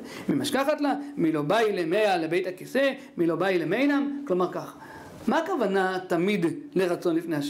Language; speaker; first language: Hebrew; native; Hebrew